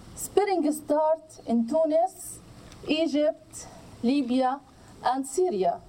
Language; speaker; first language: English; non-native, learner; Arabic